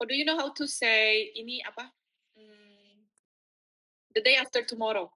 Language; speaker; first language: English; non-native, fluent; Indonesian